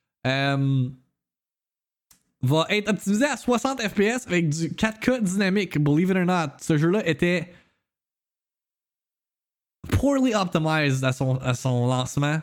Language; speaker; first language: French; native; French